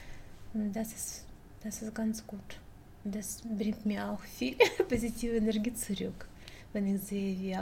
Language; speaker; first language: German; non-native, fluent; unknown